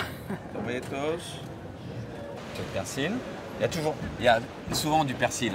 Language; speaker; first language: French; native; French